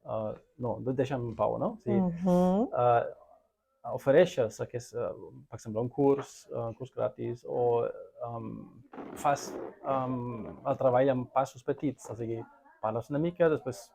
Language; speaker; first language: Catalan; non-native, fluent; German